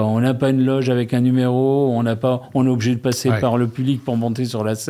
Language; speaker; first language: French; native; French